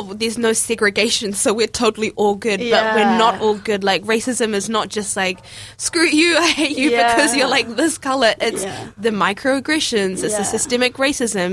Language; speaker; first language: English; native; English